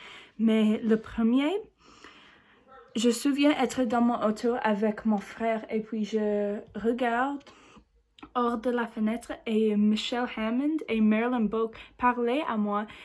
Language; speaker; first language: French; non-native, learner; English